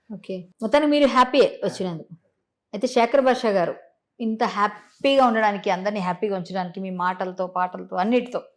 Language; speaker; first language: Telugu; native; Telugu